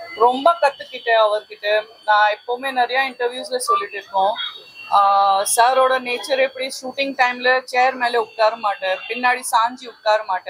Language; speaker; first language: Tamil; non-native, fluent; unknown